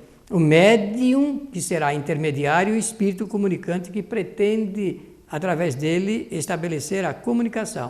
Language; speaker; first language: Portuguese; native; Portuguese